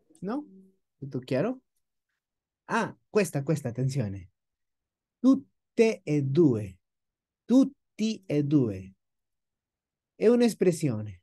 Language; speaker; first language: Italian; non-native, fluent; Spanish